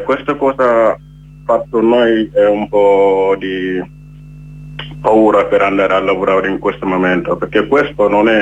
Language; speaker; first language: Italian; non-native, learner; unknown